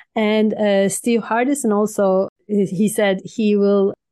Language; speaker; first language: English; non-native, fluent; Turkish